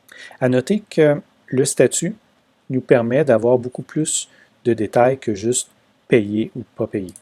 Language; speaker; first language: French; native; French